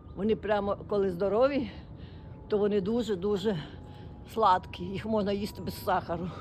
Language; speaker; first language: Ukrainian; native; Ukrainian